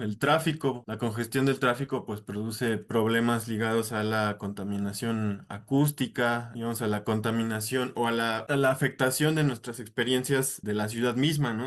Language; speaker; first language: Spanish; native; Spanish